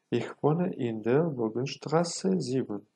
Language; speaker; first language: German; non-native, fluent; Ukrainian